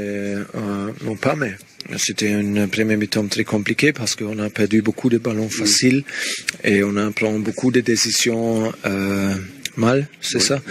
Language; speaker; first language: French; non-native, learner; Spanish